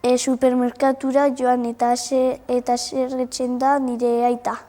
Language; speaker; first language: Basque; non-native, local second language; Spanish